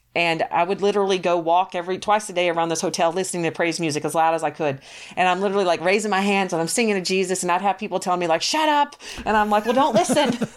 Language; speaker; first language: English; native; English